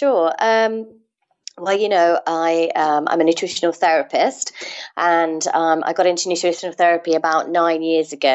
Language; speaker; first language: English; native; English